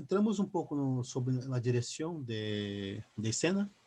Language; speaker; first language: Spanish; non-native, fluent; Portuguese